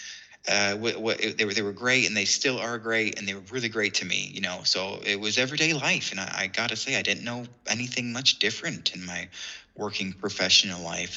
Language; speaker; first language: English; native; English